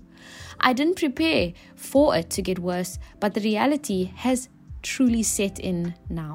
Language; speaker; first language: English; native; English